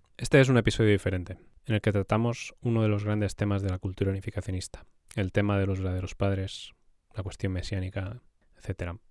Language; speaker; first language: Spanish; native; Spanish